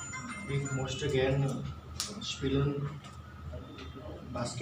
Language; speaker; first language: German; non-native, learner; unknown